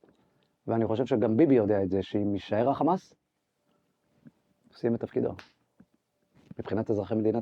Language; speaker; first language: Hebrew; native; Hebrew